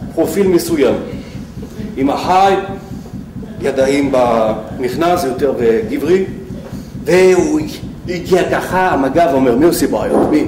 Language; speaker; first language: Hebrew; non-native, fluent; French